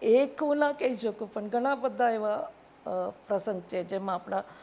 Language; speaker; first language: Gujarati; non-native, local second language; Tamil